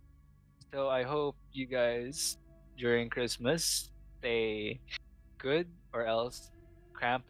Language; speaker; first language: English; non-native, local second language; Filipino